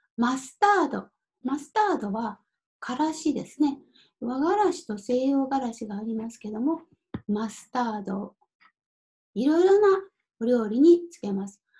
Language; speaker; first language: Japanese; native; Japanese